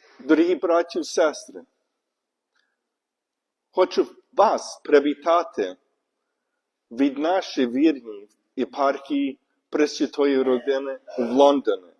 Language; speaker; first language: Ukrainian; non-native, learner; English